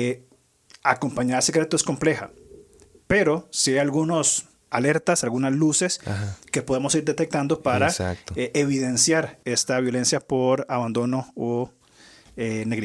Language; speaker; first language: Spanish; native; Spanish